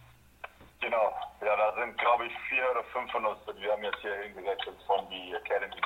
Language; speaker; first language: German; non-native, fluent; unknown